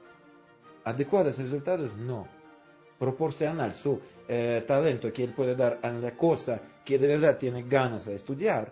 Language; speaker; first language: Spanish; non-native, fluent; Russian